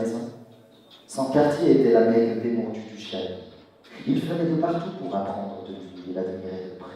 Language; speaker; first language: French; non-native, local second language; Arabic